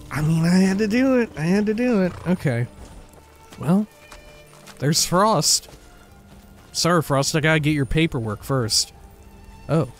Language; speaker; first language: English; native; English